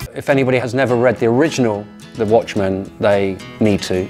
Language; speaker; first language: English; native; English